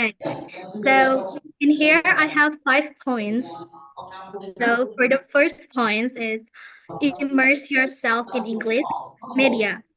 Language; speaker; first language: English; non-native, fluent; Indonesian